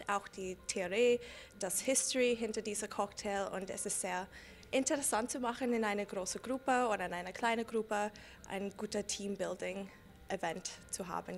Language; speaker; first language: German; non-native, fluent; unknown